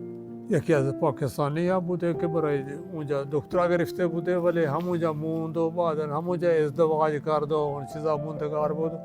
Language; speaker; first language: Persian; non-native, fluent; Urdu